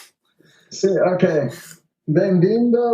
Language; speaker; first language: Portuguese; non-native, learner; Spanish